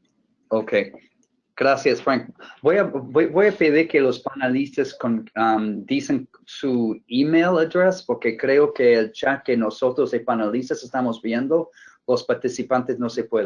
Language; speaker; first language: Spanish; non-native, fluent; English